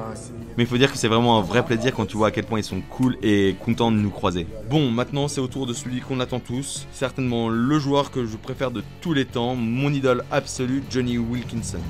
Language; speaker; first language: French; native; French